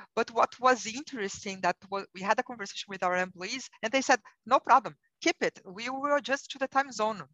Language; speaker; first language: English; non-native, fluent; Portuguese